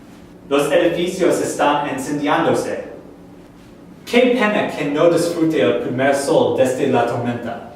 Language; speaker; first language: Spanish; non-native, learner; English